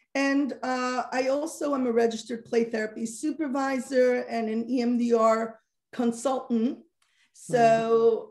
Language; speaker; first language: English; native; English